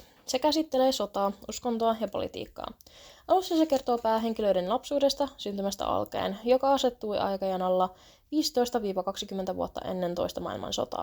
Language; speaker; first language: Finnish; native; Finnish